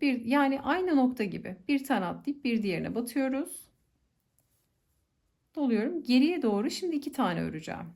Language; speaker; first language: Turkish; native; Turkish